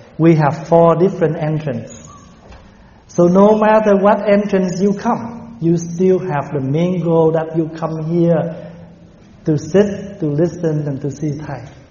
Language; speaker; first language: English; non-native, fluent; Vietnamese